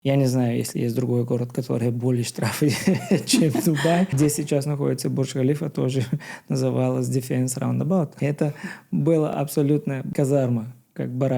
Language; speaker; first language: Russian; non-native, learner; Bulgarian